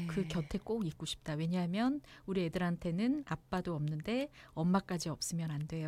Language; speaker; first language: Korean; native; Korean